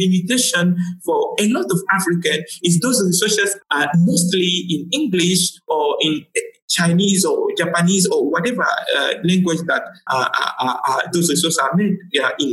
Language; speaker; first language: English; non-native, fluent; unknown